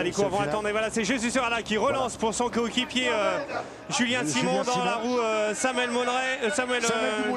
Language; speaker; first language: French; native; French